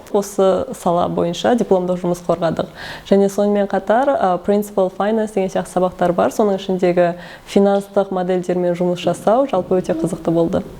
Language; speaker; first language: Kazakh; early bilingual, heritage; Kazakh